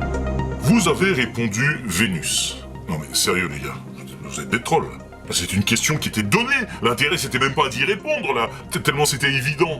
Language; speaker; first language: French; native; French